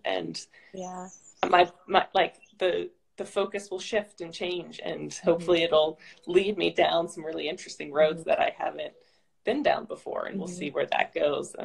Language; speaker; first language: English; native; English